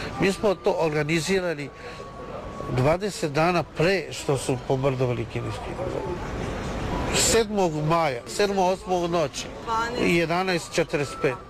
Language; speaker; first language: Serbian; non-native, fluent; Chinese